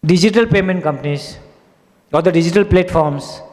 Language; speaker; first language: English; non-native, local second language; Hindi